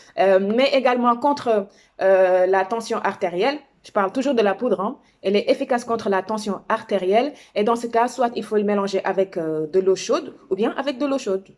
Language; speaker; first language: French; non-native, local second language; Wolof